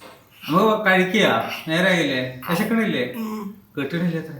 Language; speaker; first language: Malayalam; native; Malayalam